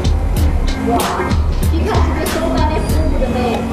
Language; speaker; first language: Chinese; non-native, learner; Thai